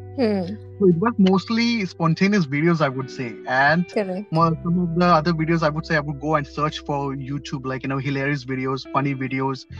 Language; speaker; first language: English; non-native, local second language; Malayalam